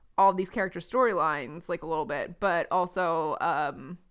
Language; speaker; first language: English; native; English